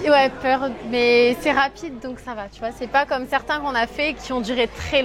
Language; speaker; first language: French; native; French